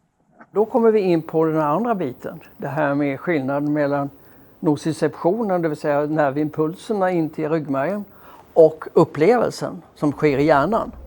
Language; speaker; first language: Swedish; native; Swedish